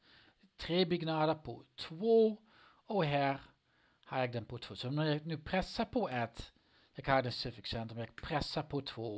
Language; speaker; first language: Swedish; non-native, learner; Dutch